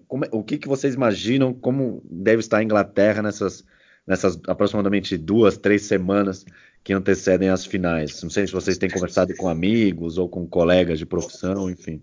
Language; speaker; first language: Portuguese; native; Portuguese